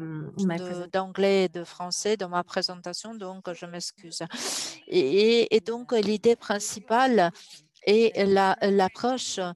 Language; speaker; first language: French; non-native, fluent; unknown